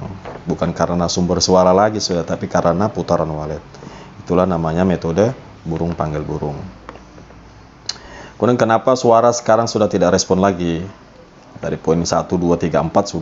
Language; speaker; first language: Indonesian; native; Indonesian